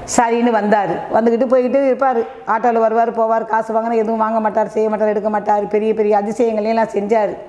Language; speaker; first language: Tamil; native; Tamil